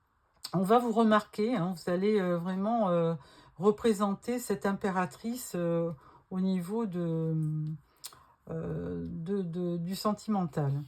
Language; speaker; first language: French; native; French